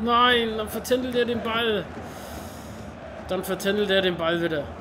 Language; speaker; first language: German; native; German